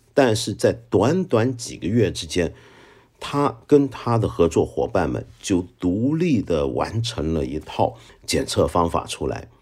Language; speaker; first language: Chinese; non-native, local second language; Cantonese